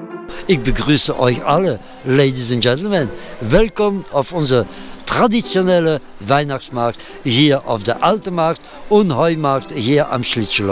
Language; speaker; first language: German; non-native, fluent; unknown